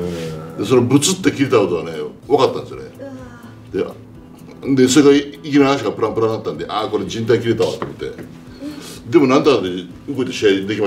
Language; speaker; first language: Japanese; native; Japanese